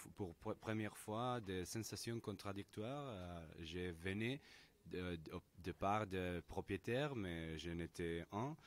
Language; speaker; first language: French; non-native, learner; Spanish